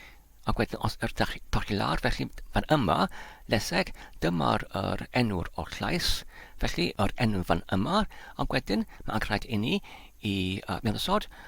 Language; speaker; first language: Welsh; non-native, learner; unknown